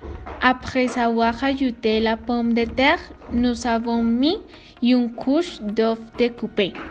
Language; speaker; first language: French; non-native, learner; Spanish